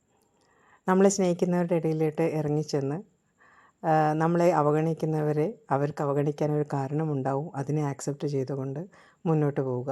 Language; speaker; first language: Malayalam; native; Malayalam